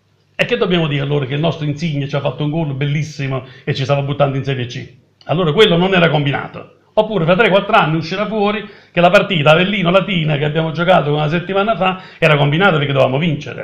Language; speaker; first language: Italian; native; Italian